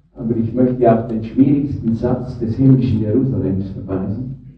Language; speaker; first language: German; native; German